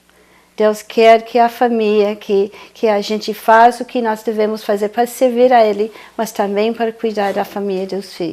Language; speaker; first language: Portuguese; non-native, fluent; English